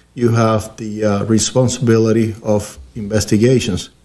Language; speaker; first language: English; early bilingual, other home language; Spanish